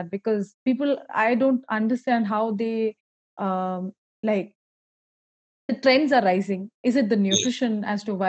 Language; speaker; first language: English; non-native, local second language; Malayalam